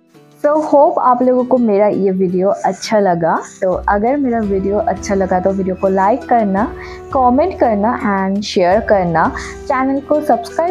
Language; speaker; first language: Hindi; non-native, local second language; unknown